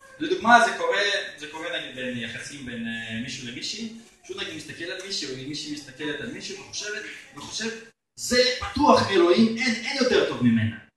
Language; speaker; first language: Hebrew; native; Hebrew